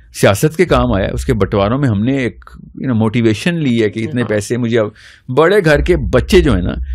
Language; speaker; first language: Urdu; native; Urdu